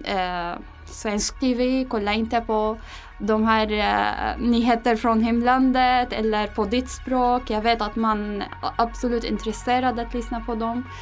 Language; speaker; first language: Swedish; non-native, fluent; Arabic